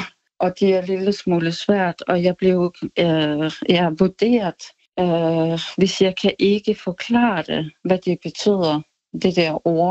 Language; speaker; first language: Danish; non-native, local second language; Kalaallisut